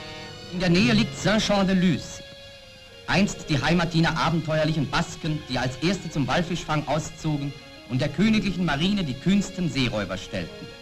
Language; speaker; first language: German; native; German